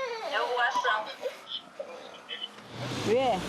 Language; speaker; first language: Korean; native; Korean